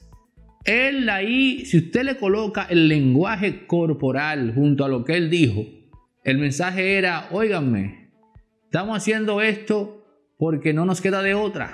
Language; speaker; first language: Spanish; native; Spanish